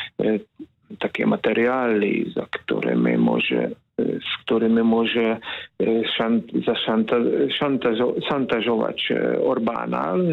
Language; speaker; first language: Polish; non-native, fluent; Hungarian